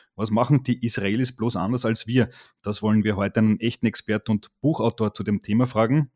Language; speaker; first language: German; native; German